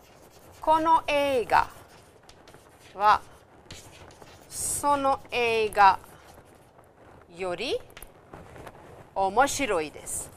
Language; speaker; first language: Japanese; non-native, fluent; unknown